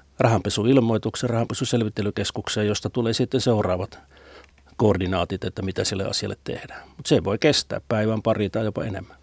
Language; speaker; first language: Finnish; native; Finnish